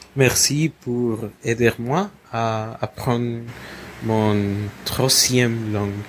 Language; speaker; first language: French; non-native, learner; Spanish